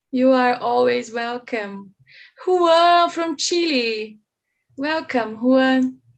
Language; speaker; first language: English; non-native, learner; Portuguese